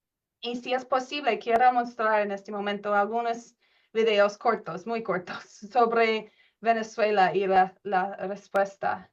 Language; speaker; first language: Spanish; non-native, learner; English